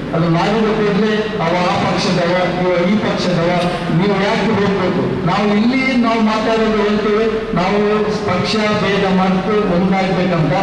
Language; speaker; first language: Kannada; non-native, local second language; Konkani